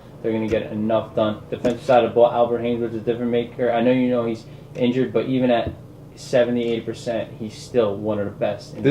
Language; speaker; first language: English; native; English